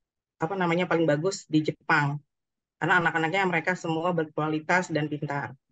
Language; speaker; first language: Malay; non-native, fluent; Japanese